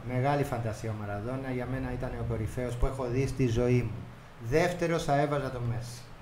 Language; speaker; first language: Greek; non-native, fluent; Spanish